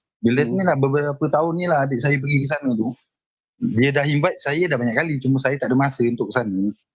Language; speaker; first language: Malay; native; Malay